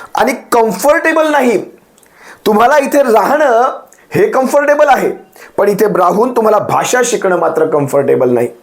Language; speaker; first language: Marathi; native; Marathi